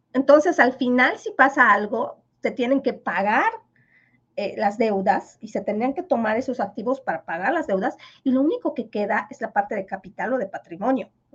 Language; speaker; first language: Spanish; non-native, local second language; Yucateco